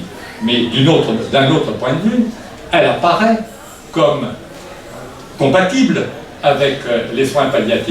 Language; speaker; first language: French; native; French